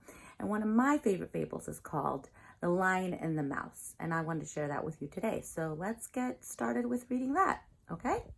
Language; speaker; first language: English; native; English